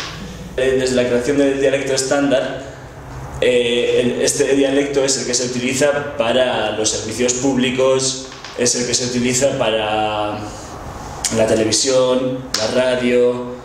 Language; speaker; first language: Spanish; non-native, local second language; Basque